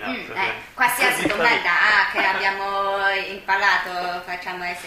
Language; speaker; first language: Italian; non-native, learner; Chinese